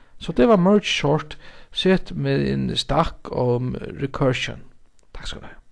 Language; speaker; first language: Danish; non-native, local second language; Faroese